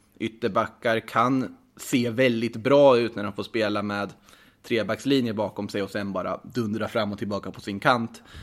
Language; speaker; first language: Swedish; native; Swedish